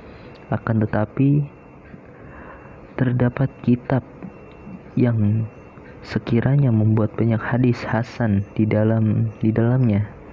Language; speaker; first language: Indonesian; native; Indonesian